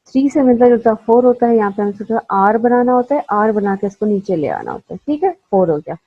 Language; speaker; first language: Urdu; native; Urdu